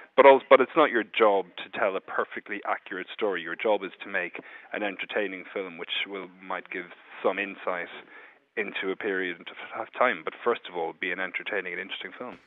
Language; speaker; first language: English; native; English